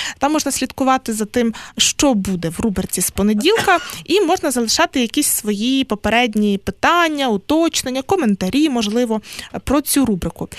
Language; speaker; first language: Ukrainian; native; Ukrainian